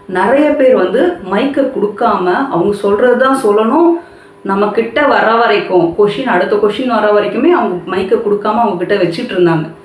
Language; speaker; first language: Tamil; non-native, local second language; Telugu